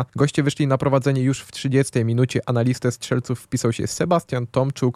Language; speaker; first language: Polish; native; Polish